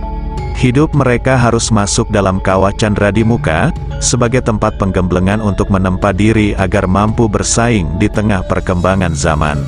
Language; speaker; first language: Indonesian; non-native, local second language; Javanese